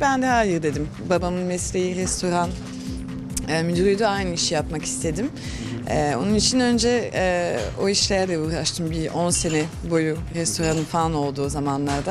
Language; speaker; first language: Turkish; early bilingual, heritage; Turkish